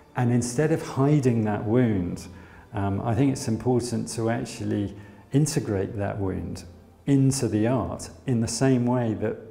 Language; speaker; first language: English; native; English